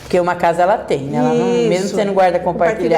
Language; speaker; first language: Portuguese; native; Portuguese